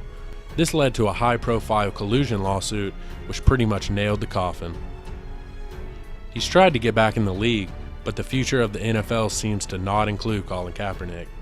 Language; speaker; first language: English; native; English